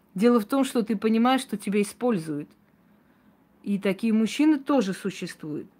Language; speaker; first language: Russian; non-native, local second language; Armenian